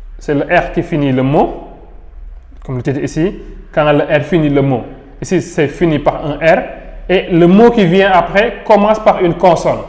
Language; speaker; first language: French; non-native, local second language; Wolof